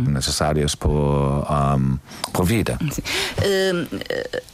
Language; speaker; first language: Portuguese; non-native, learner; English